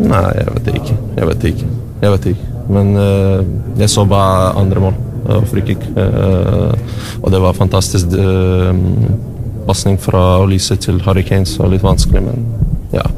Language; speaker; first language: Norwegian; non-native, learner; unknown